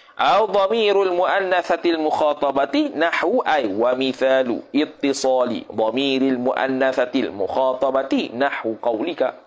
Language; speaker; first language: Arabic; non-native, fluent; Malay